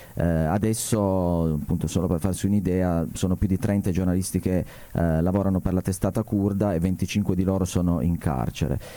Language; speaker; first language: Italian; native; Italian